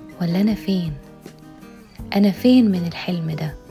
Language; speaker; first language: Arabic; native; Arabic